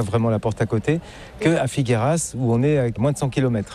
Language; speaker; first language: French; native; French